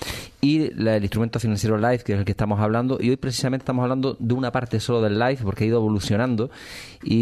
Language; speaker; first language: Spanish; native; Spanish